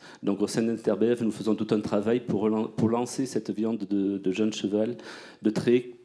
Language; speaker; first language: French; native; French